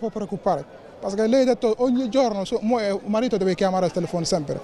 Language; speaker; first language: Italian; non-native, learner; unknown